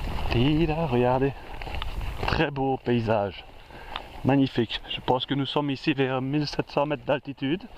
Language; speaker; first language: French; native; French